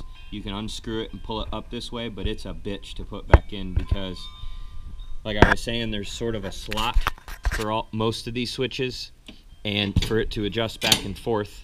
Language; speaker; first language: English; native; English